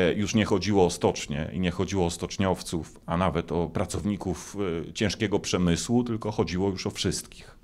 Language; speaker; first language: Polish; native; Polish